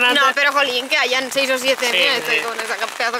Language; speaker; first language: Spanish; native; Spanish